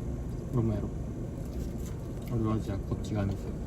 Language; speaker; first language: Japanese; native; Japanese